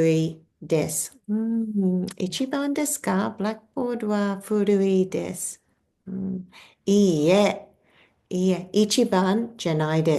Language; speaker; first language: Japanese; non-native, fluent; English